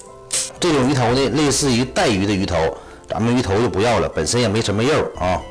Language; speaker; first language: Chinese; native; Chinese